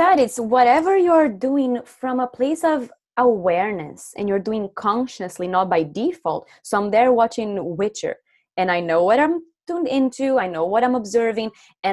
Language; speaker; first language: English; non-native, fluent; Portuguese